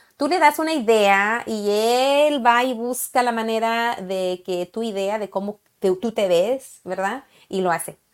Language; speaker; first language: Spanish; early bilingual, heritage; Spanish